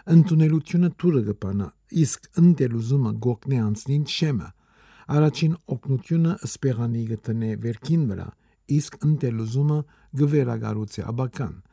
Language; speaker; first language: Armenian; early bilingual, heritage; Armenian